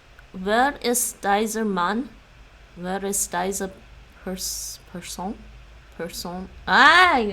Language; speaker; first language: German; non-native, learner; English